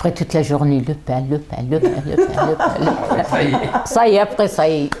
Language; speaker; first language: French; non-native, learner; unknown